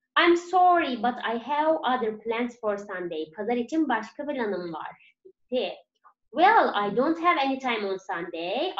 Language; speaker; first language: English; non-native, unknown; Turkish